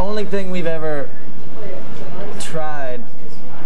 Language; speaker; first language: English; native; English